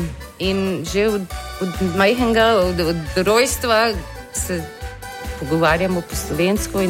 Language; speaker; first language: Slovenian; early bilingual, heritage; Slovenian